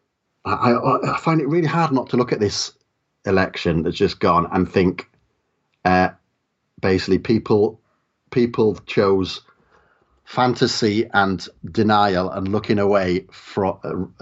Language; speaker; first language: English; native; English